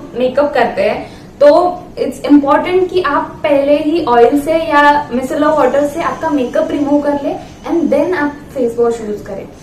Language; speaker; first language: Hindi; non-native, local second language; Marathi